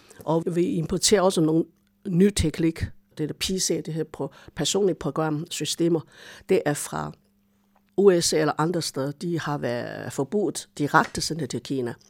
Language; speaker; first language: Danish; non-native, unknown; Chinese